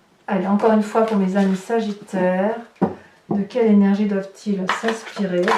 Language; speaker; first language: French; native; French